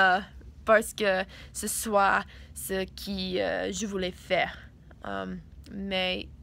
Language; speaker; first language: French; non-native, learner; English